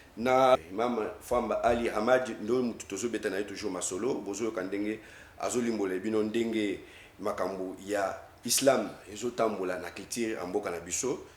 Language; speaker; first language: Lingala; native; Lingala